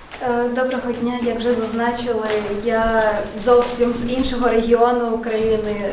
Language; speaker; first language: Ukrainian; non-native, local second language; Russian